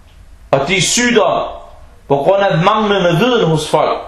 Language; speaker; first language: Danish; non-native, fluent; Arabic